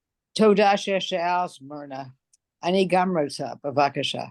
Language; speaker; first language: Hebrew; non-native, learner; English